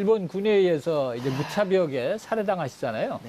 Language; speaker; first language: Korean; native; Korean